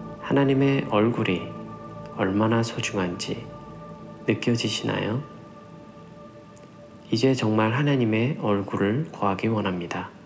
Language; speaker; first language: Korean; native; Korean